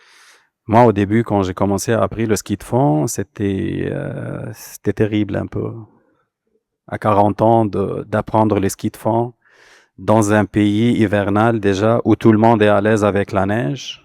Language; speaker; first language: French; non-native, local second language; Arabic